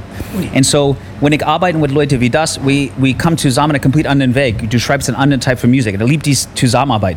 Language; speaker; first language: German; non-native, learner; English